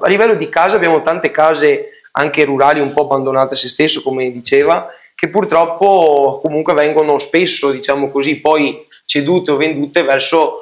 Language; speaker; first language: Italian; native; Italian